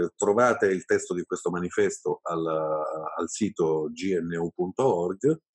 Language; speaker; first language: Italian; native; Italian